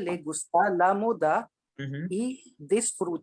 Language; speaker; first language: Spanish; non-native, learner; Hindi